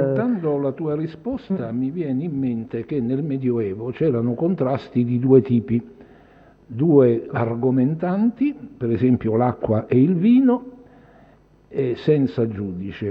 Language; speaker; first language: Italian; native; Italian